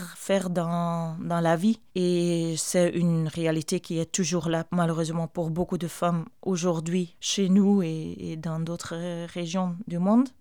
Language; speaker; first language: French; non-native, fluent; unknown